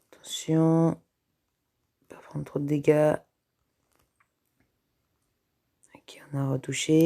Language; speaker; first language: French; native; French